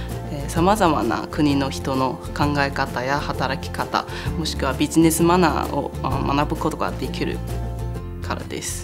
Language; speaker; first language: Japanese; non-native, fluent; Chinese